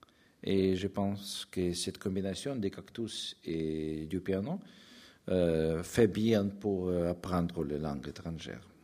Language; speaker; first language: French; non-native, fluent; Russian